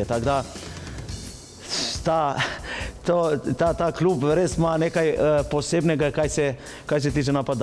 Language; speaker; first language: Slovenian; non-native, fluent; Albanian